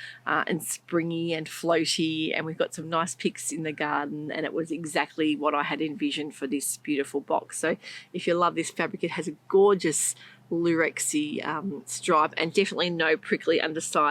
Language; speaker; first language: English; native; English